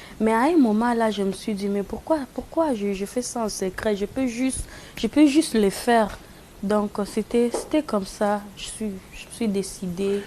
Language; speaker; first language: French; non-native, local second language; Lingala